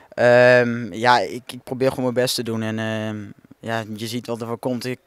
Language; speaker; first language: Dutch; native; Dutch